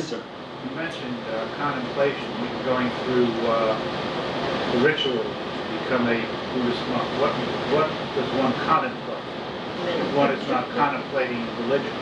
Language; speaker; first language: English; native; English